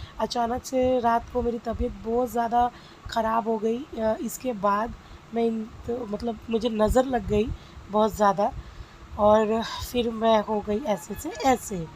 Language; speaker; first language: Hindi; non-native, local second language; Bangla